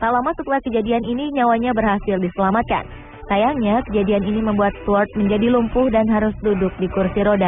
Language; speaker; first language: Indonesian; native; Indonesian